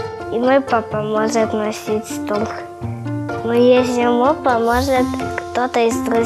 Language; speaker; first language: Russian; non-native, local second language; Ukrainian